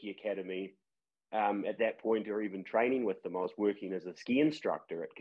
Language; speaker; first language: English; native; English